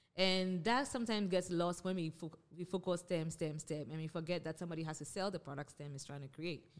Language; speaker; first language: English; non-native, local second language; Akan